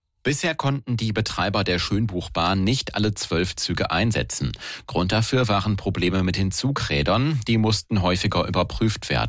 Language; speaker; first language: German; native; German